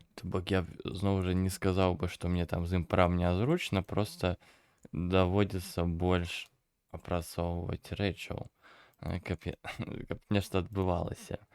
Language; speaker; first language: Belarusian; non-native, local second language; Russian